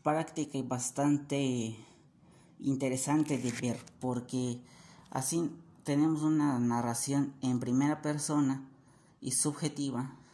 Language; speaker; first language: Spanish; native; Spanish